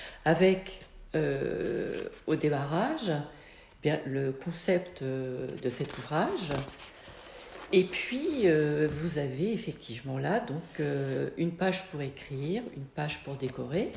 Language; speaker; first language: French; native; French